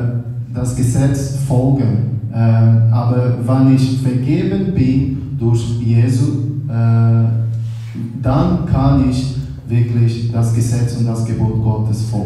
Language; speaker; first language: German; non-native, learner; Portuguese